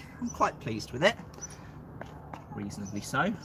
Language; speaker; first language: English; native; English